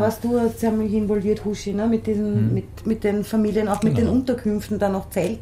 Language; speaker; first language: German; native; German